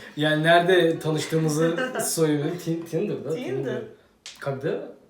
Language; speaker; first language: Russian; non-native, learner; Turkish